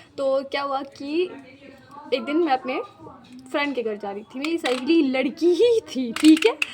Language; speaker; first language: Hindi; non-native, local second language; Marwari